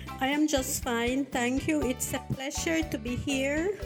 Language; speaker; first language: English; non-native, local second language; Spanish